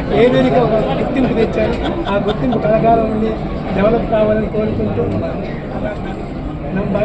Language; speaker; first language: Telugu; native; Telugu